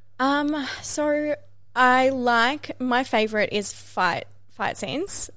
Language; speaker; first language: English; native; English